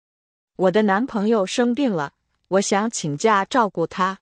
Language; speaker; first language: Chinese; non-native, learner; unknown